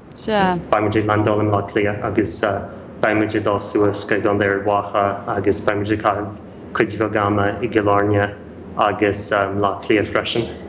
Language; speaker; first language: Irish; non-native, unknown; English